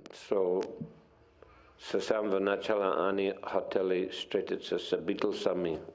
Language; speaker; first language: Russian; non-native, fluent; English